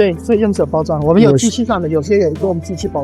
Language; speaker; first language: Chinese; native; Chinese